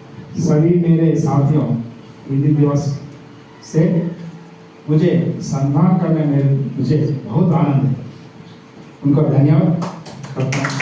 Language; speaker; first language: Hindi; non-native, local second language; Telugu